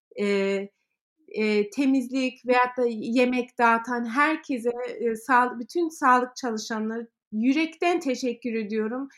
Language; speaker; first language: Turkish; early bilingual, heritage; Turkish